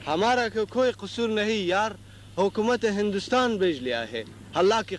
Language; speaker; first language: Hindi; non-native, learner; Central Kurdish